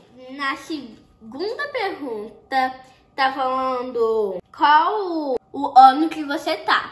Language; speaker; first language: Portuguese; early bilingual, heritage; Portuguese